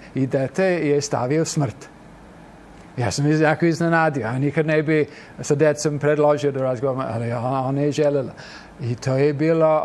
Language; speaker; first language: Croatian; non-native, fluent; English